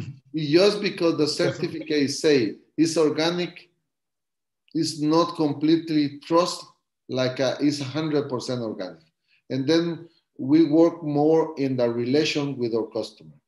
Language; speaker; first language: English; non-native, learner; Spanish